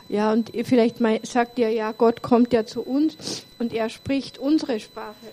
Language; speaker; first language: German; native; German